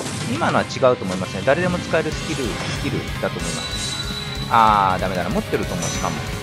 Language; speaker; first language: Japanese; native; Japanese